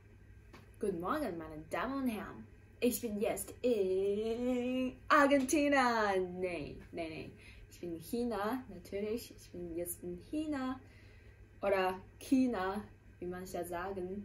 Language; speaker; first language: German; non-native, fluent; Chinese